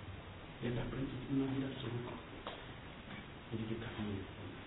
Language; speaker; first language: German; non-native, learner; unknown